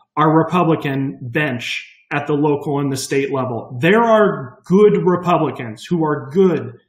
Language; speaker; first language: English; native; English